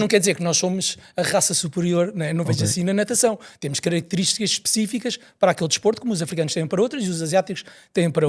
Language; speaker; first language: Portuguese; native; Portuguese